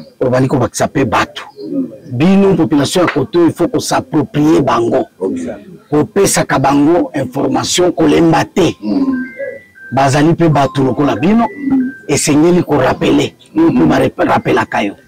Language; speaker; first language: Lingala; native; Lingala